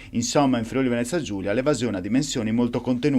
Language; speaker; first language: Italian; native; Italian